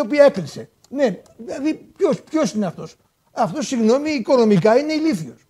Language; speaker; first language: Greek; native; Greek